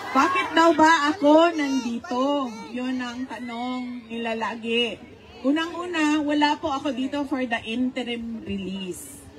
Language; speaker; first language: Filipino; non-native, local second language; Cebuano